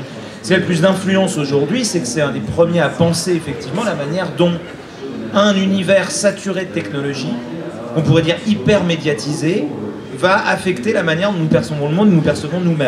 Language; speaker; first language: French; native; French